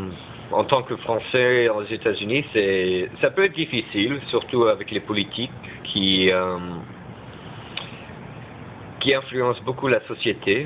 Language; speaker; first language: French; early bilingual, heritage; French